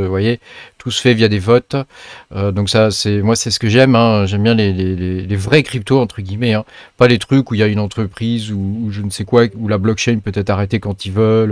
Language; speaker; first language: French; native; French